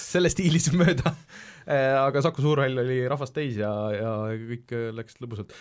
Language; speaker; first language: Estonian; native; Estonian